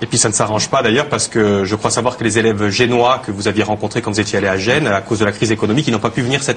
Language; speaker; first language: French; native; French